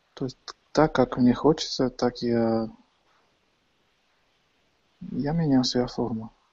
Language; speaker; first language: Russian; non-native, fluent; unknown